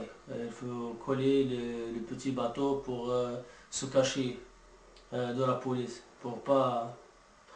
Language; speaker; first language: French; non-native, learner; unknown